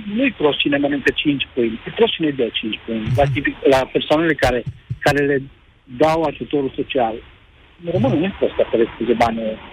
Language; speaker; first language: Romanian; native; Romanian